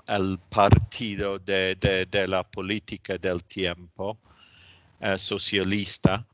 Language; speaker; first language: Spanish; non-native, learner; English